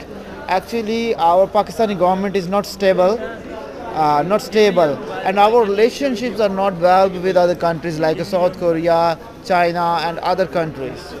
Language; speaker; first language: English; non-native, local second language; Urdu